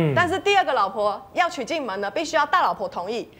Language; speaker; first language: Chinese; early bilingual, heritage; Spanish